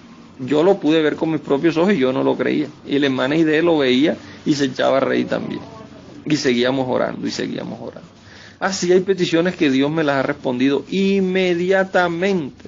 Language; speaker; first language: Spanish; native; Spanish